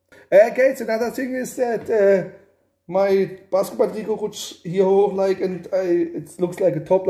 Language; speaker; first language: English; non-native, learner; German